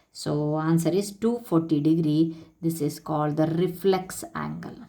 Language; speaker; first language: English; non-native, local second language; Kannada